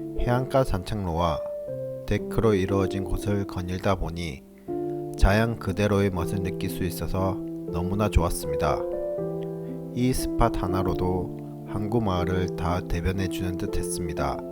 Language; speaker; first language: Korean; native; Korean